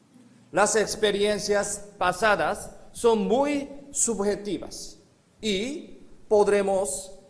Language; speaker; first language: Spanish; non-native, learner; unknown